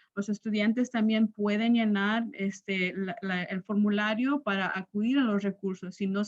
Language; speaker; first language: Spanish; early bilingual, other home language; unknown